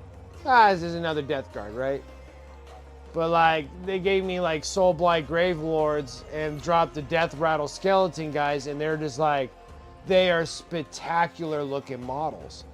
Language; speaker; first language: English; native; English